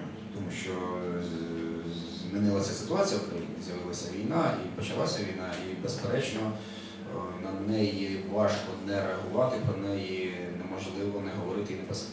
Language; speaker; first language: Ukrainian; native; Ukrainian